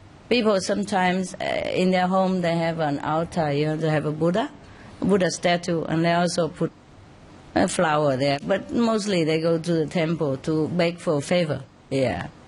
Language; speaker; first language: English; non-native, fluent; Vietnamese